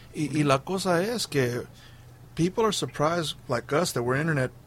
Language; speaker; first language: English; early bilingual, other home language; Spanish